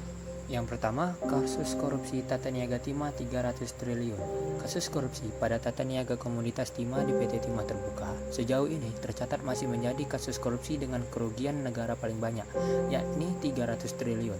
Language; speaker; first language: Indonesian; native; Indonesian